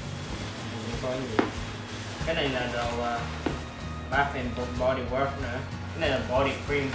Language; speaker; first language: Vietnamese; early bilingual, other home language; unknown